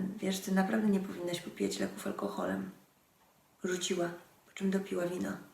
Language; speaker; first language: Polish; native; Polish